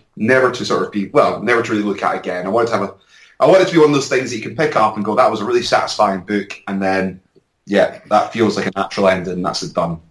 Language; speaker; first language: English; native; English